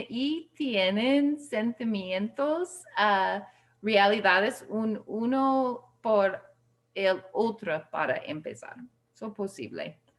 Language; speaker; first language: Spanish; non-native, learner; English